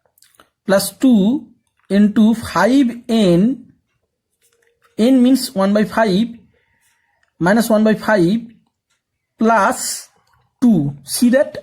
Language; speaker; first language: English; non-native, local second language; Bangla